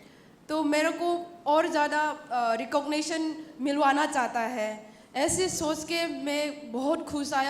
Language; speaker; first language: Hindi; non-native, local second language; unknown